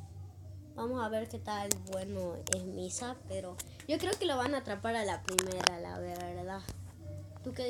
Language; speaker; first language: Spanish; native; Spanish